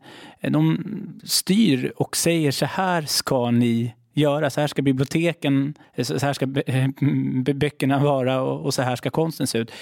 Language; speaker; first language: Swedish; native; Swedish